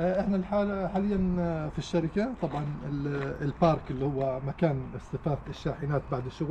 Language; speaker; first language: Arabic; native; Arabic